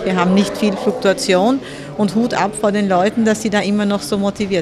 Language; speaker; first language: German; early bilingual, other home language; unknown